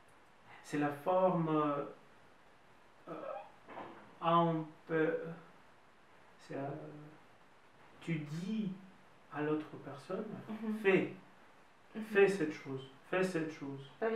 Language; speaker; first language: French; non-native, fluent; Russian